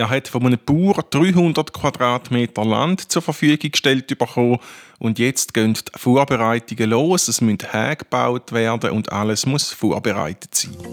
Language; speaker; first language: German; native; German